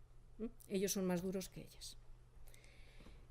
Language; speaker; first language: Spanish; native; Spanish